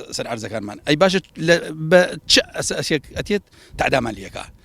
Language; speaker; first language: Central Kurdish; native; Central Kurdish